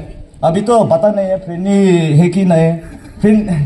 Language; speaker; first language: Hindi; non-native, local second language; Garo